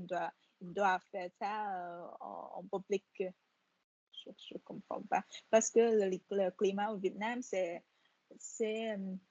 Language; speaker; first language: French; non-native, fluent; Vietnamese